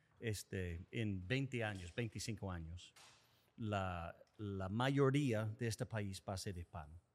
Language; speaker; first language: Spanish; early bilingual, heritage; English